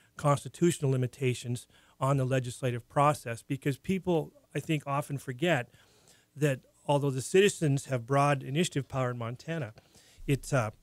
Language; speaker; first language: English; native; English